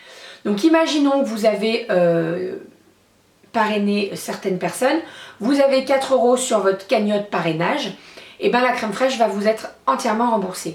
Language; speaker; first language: French; native; French